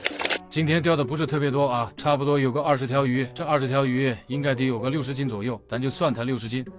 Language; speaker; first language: Chinese; native; Chinese